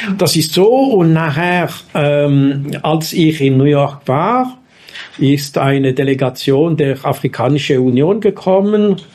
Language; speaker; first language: German; non-native, local second language; French